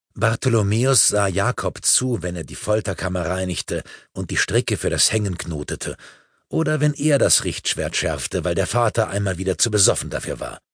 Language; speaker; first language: German; native; German